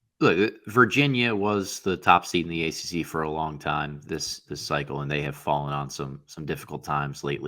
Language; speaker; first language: English; native; English